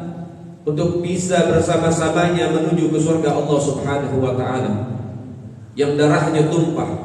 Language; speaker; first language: Indonesian; native; Indonesian